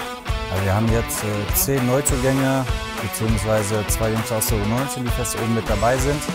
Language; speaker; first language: German; native; German